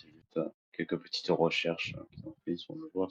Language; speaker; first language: French; native; French